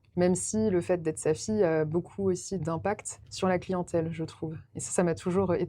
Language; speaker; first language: French; native; French